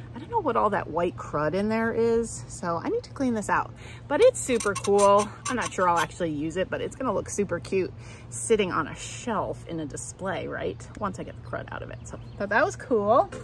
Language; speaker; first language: English; native; English